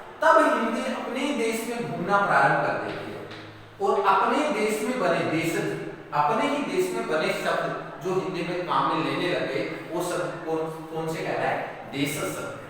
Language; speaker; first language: Hindi; native; Hindi